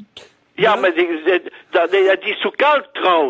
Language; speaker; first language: German; non-native, learner; French